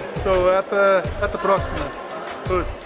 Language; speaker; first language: Portuguese; non-native, learner; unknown